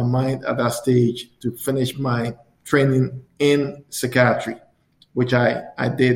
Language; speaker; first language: English; non-native, local second language; Akan